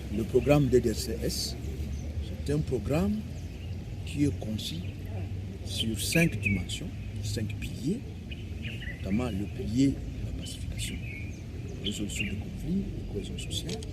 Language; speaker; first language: French; non-native, local second language; Swahili